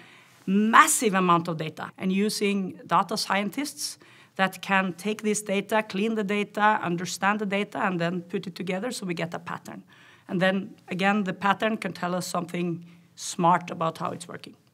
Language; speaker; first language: English; non-native, fluent; Norwegian